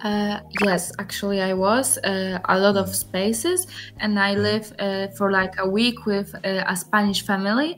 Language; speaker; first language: English; non-native, learner; Polish